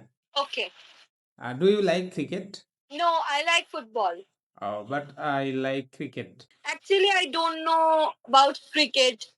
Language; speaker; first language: English; non-native, learner; Bangla